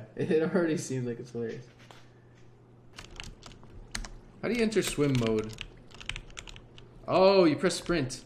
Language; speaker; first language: English; native; English